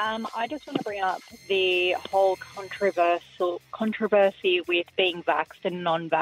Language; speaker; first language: English; native; English